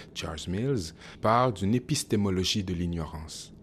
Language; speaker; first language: French; native; French